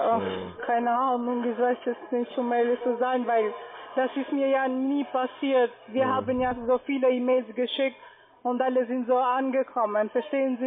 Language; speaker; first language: German; non-native, learner; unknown